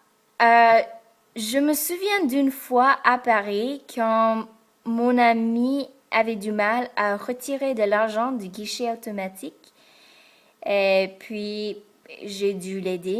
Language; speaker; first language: French; non-native, fluent; English